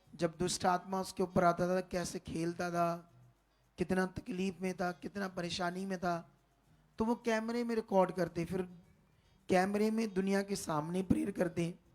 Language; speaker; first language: Hindi; non-native, local second language; Punjabi